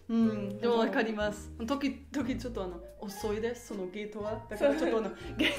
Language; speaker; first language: Japanese; non-native, learner; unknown